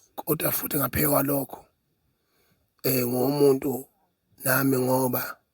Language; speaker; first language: Zulu; native; Zulu